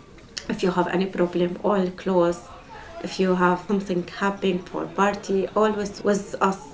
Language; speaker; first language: English; non-native, learner; Arabic